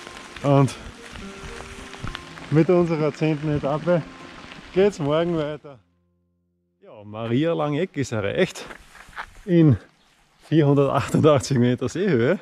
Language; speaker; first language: German; native; German